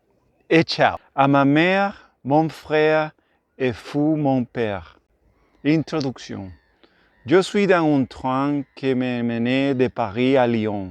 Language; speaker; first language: French; non-native, learner; Spanish